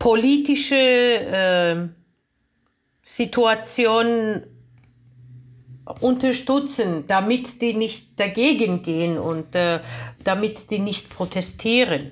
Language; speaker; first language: German; non-native, fluent; Georgian